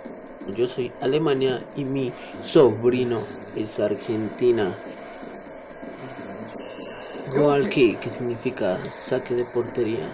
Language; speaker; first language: Spanish; native; Spanish